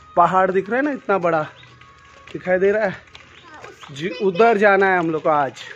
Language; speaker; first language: Hindi; non-native, local second language; Marathi